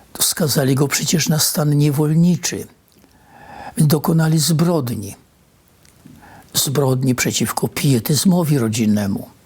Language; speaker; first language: Polish; native; Polish